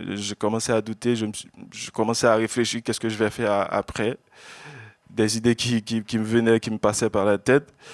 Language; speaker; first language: French; non-native, local second language; Haitian Creole